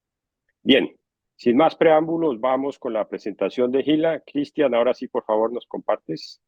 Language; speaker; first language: Spanish; native; Spanish